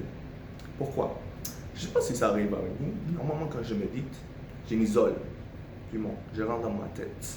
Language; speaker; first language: French; non-native, fluent; Spanish